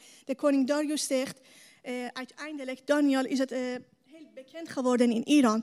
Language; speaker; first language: Dutch; non-native, learner; Persian